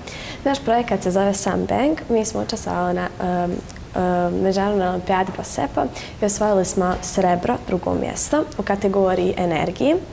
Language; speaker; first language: Bosnian; native; Bosnian